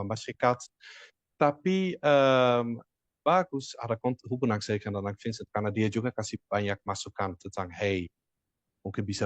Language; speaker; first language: Indonesian; non-native, fluent; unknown